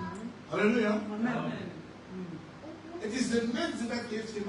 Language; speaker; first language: Dutch; non-native, fluent; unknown